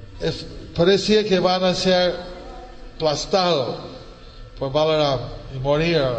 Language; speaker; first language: Spanish; non-native, learner; English